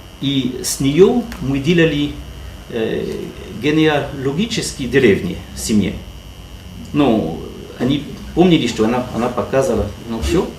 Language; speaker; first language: Russian; non-native, learner; French